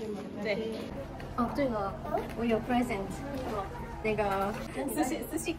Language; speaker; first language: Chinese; non-native, learner; Japanese